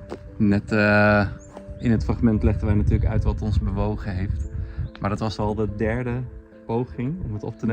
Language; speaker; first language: Dutch; native; Dutch